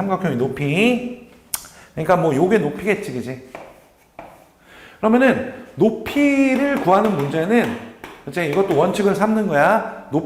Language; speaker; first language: Korean; native; Korean